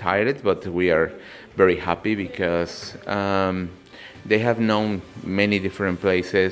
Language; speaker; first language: English; non-native, learner; Spanish